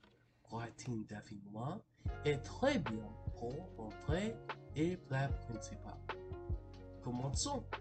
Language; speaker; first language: French; non-native, learner; English